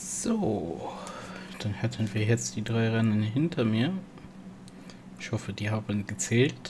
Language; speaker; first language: German; non-native, local second language; Luxembourgish